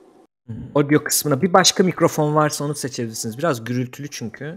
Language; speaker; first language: Turkish; native; Turkish